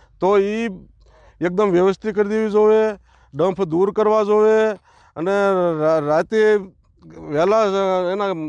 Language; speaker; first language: Gujarati; native; Gujarati